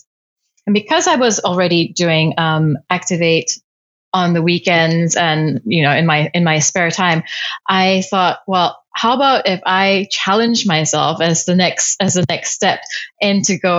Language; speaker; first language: English; non-native, local second language; Cantonese